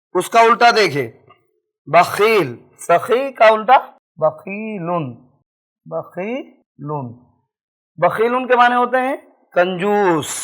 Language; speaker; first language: Urdu; native; Urdu